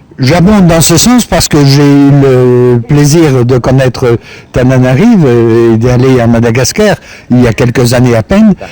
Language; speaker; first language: French; native; French